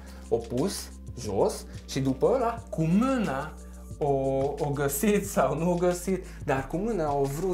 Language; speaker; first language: Romanian; non-native, local second language; Hungarian